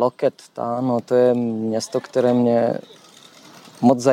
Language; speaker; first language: Czech; non-native, learner; Polish